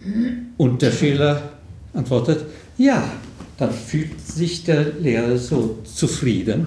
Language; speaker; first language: German; non-native, fluent; Swedish